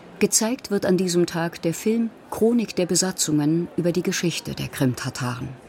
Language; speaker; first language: German; native; German